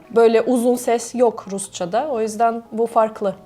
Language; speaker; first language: Turkish; non-native, fluent; Russian